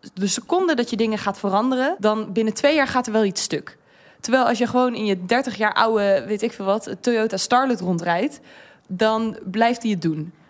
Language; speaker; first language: Dutch; early bilingual, heritage; Dutch